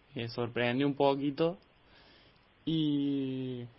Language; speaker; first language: Spanish; native; Spanish